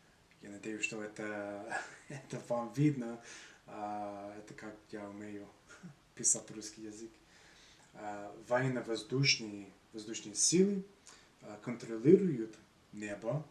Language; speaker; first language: Russian; non-native, learner; English